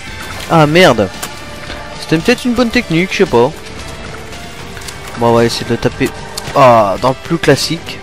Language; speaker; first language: French; native; French